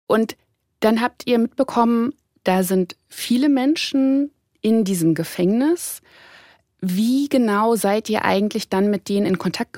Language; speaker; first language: German; native; German